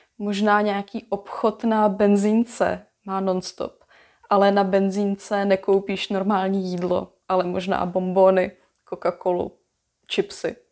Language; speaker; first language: Czech; native; Czech